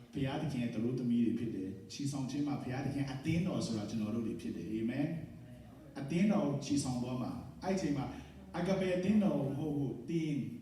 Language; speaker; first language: Burmese; non-native, local second language; Tedim Chin